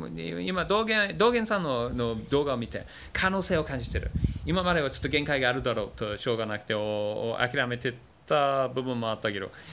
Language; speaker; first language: Japanese; non-native, fluent; English